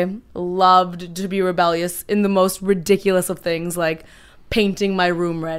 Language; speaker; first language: English; native; English